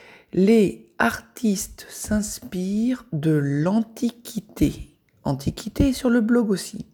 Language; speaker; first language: French; native; French